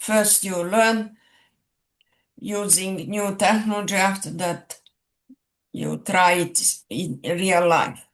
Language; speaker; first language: English; non-native, fluent; Serbian